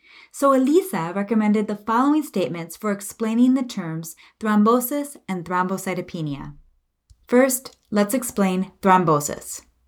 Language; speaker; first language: English; native; English